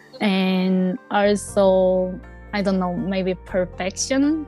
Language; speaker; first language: English; non-native, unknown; Korean